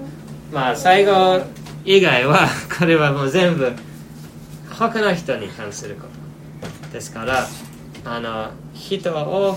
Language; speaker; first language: Japanese; non-native, fluent; English